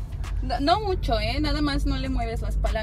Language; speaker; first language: Spanish; native; Spanish